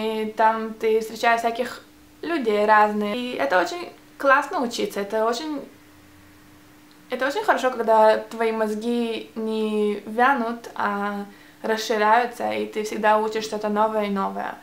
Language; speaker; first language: Russian; early bilingual, heritage; Russian